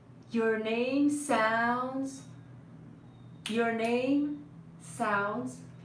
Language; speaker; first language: English; non-native, fluent; Persian